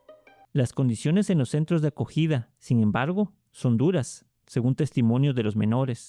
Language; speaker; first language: Spanish; native; Spanish